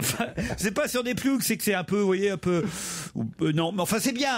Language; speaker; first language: French; native; French